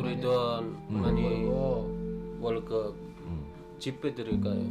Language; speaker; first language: Korean; non-native, learner; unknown